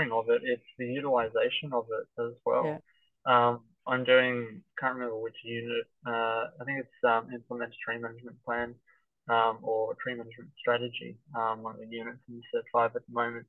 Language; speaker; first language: English; native; English